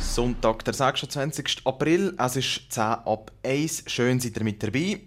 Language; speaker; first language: German; native; German